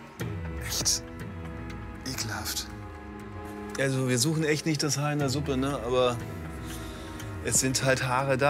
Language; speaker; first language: German; native; German